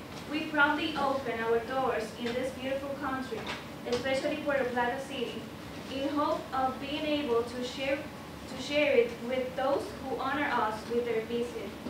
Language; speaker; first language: English; non-native, fluent; Spanish